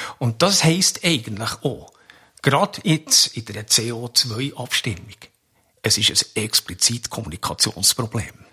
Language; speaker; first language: German; native; German